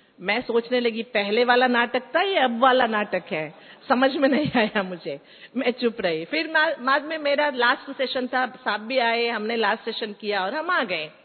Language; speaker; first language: Hindi; non-native, local second language; Kannada